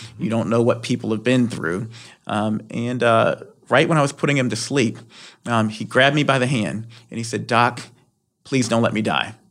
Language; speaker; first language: English; native; English